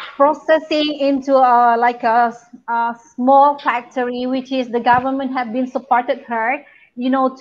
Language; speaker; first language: English; non-native, local second language; Malay